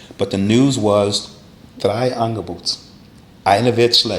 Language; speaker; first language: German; non-native, learner; English